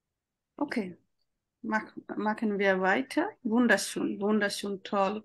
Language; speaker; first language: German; non-native, fluent; Bangla